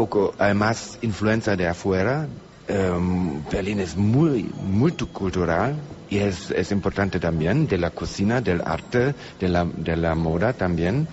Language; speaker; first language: Spanish; non-native, learner; German